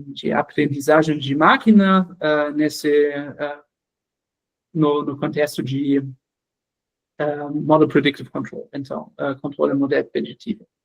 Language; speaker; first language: Portuguese; non-native, fluent; German